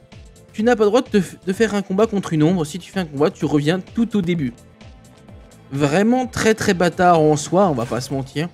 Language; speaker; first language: French; native; French